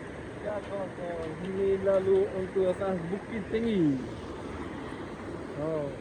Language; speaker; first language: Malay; non-native, local second language; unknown